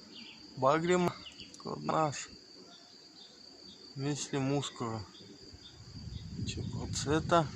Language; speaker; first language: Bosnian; non-native, learner; Russian